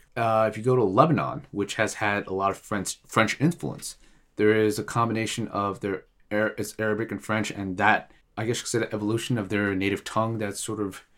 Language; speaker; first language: English; non-native, fluent; Tigrinya